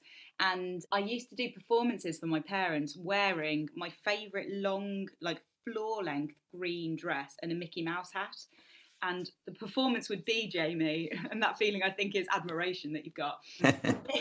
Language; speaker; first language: English; native; English